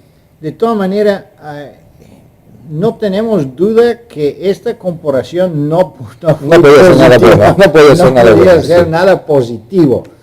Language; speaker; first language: Spanish; non-native, fluent; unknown